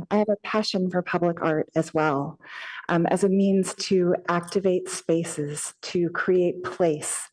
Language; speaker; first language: English; native; English